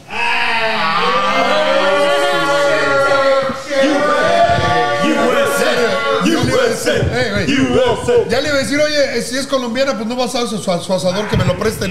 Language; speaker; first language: Spanish; native; Spanish